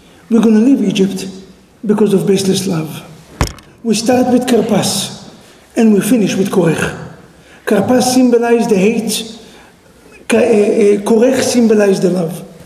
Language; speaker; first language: English; non-native, fluent; Hebrew